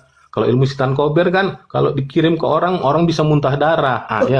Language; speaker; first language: Indonesian; native; Indonesian